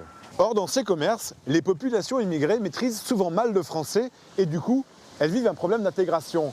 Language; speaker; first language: French; native; French